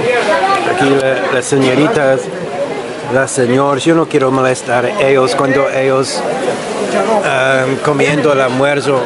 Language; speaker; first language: Spanish; non-native, learner; English